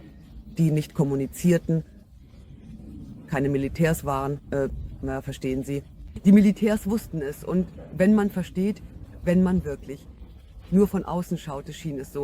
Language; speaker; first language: German; non-native, fluent; Russian